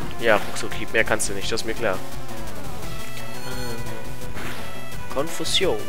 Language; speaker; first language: German; native; German